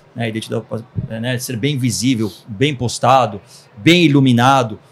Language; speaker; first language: Portuguese; early bilingual, other home language; Hebrew